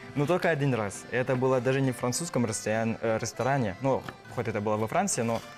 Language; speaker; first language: Russian; non-native, fluent; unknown